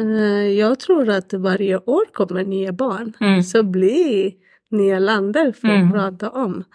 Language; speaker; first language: Swedish; non-native, learner; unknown